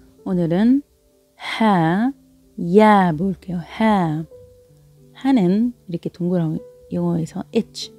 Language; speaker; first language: Korean; non-native, learner; Arabic